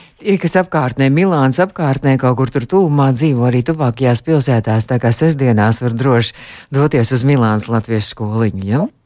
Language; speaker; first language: Latvian; native; Latvian